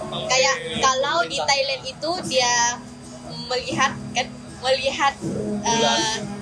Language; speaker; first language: Indonesian; non-native, learner; Thai